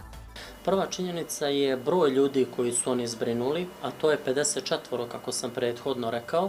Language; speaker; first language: Serbian; native; Serbian